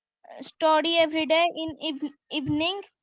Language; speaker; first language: English; non-native, learner; Odia